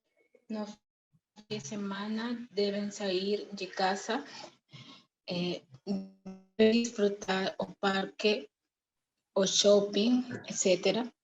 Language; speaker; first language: Portuguese; non-native, learner; Spanish